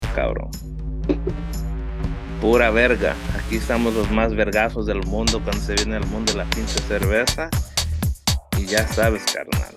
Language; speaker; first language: Spanish; early bilingual, heritage; Spanish